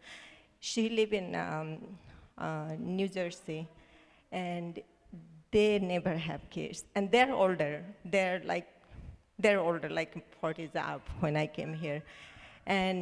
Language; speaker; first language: English; non-native, local second language; Bangla